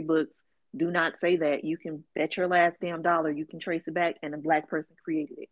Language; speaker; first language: English; native; English